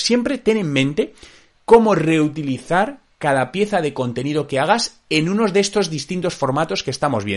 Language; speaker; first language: Spanish; native; Spanish